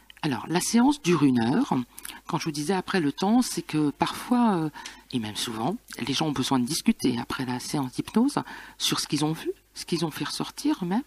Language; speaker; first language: French; native; French